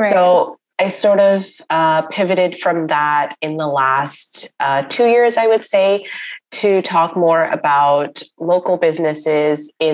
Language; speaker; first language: English; non-native, local second language; Urdu